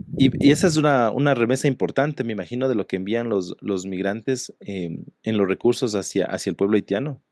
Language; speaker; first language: Spanish; native; Spanish